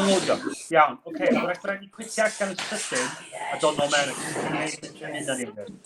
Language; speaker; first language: Welsh; native; Welsh